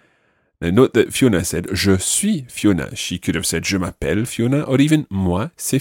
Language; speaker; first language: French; non-native, fluent; English